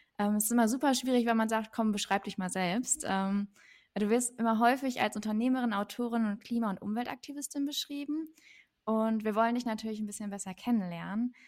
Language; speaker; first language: German; native; German